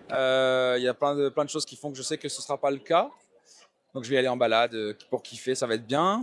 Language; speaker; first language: French; native; French